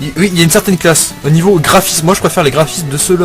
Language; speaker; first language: French; native; French